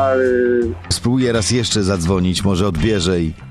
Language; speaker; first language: Polish; native; Polish